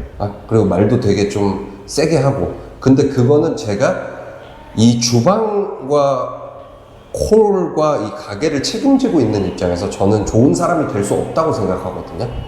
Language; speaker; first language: Korean; native; Korean